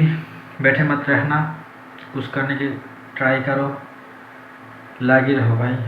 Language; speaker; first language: Hindi; non-native, learner; Bangla